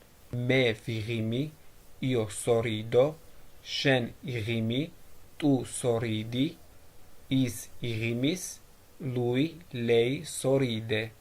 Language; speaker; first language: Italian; non-native, fluent; Georgian